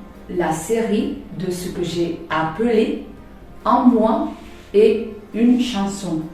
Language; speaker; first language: French; non-native, fluent; Spanish